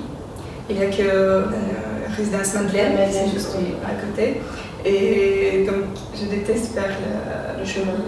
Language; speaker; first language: French; non-native, fluent; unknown